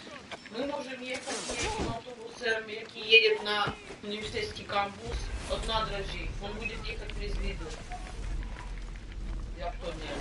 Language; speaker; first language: Czech; non-native, learner; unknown